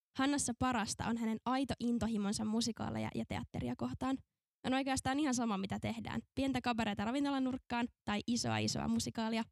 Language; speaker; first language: Finnish; native; Finnish